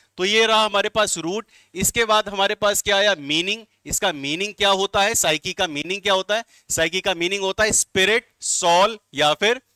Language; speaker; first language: Hindi; native; Hindi